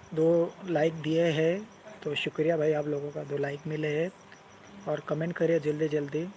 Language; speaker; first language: Hindi; non-native, local second language; Marathi